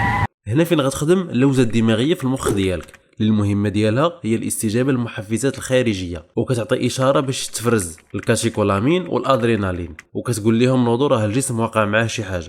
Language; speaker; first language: Arabic; native; Arabic